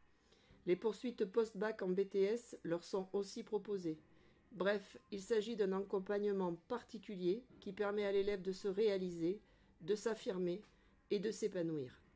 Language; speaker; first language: French; native; French